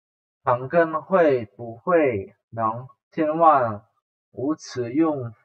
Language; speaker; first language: Chinese; non-native, fluent; Indonesian